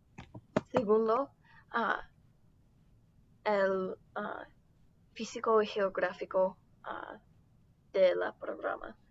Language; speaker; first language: Spanish; non-native, learner; English